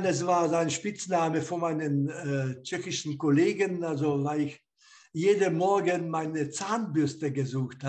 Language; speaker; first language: German; non-native, fluent; Slovak